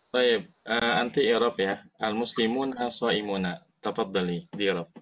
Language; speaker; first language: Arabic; non-native, fluent; Indonesian